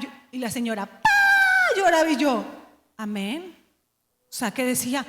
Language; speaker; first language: Spanish; native; Spanish